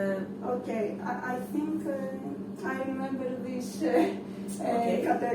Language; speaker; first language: English; non-native, learner; Greek